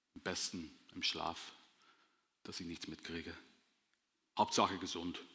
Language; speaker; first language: German; non-native, fluent; English